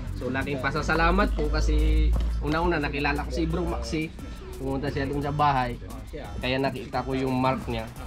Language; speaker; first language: Filipino; non-native, local second language; Maranao